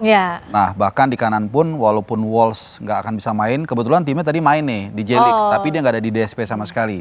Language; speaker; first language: Indonesian; native; Indonesian